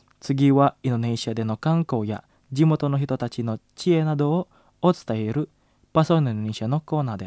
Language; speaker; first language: Japanese; non-native, fluent; Indonesian